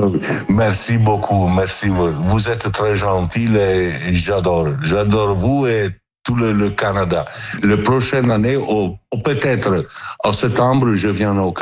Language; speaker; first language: French; non-native, learner; Italian